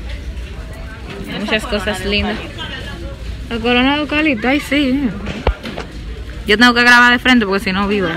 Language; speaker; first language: Spanish; native; Spanish